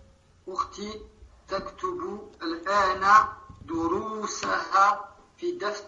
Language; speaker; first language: Arabic; non-native, learner; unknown